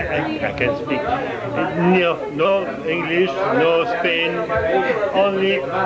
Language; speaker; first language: English; non-native, learner; French